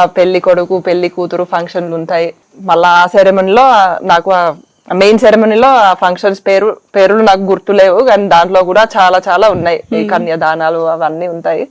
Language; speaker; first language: Telugu; non-native, fluent; Finnish